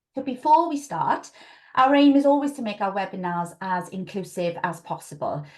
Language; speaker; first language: English; native; English